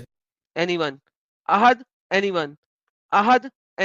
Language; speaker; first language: Hindi; native; Hindi